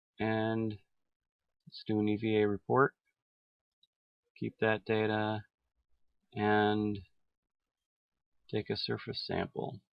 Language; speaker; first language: English; native; English